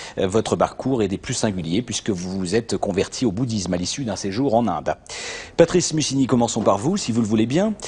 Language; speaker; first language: French; native; French